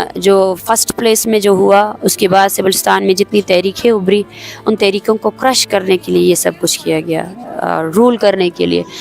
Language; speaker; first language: Urdu; non-native, local second language; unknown